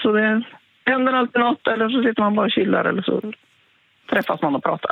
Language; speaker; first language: Swedish; native; Swedish